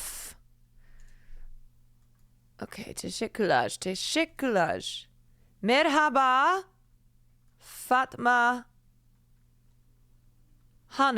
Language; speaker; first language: Turkish; non-native, learner; English